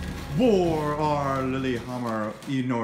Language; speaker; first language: Norwegian; non-native, learner; English